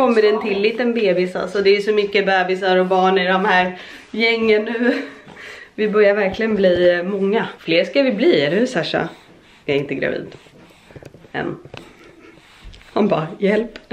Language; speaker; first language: Swedish; native; Swedish